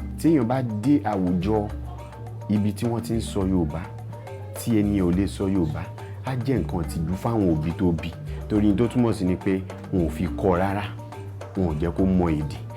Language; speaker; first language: Yoruba; non-native, local second language; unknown